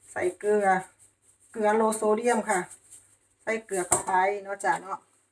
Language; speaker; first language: Thai; native; Thai